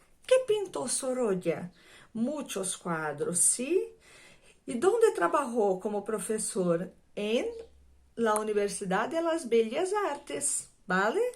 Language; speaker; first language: Spanish; non-native, fluent; Portuguese